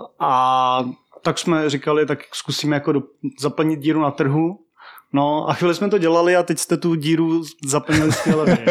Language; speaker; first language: Czech; native; Czech